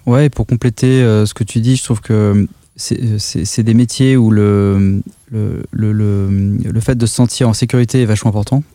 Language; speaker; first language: French; native; French